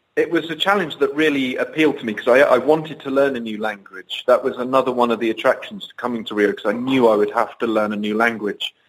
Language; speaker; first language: English; native; English